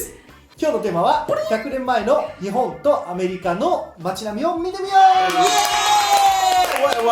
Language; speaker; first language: Japanese; native; Japanese